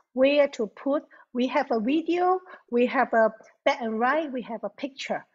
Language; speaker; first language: English; non-native, local second language; Cantonese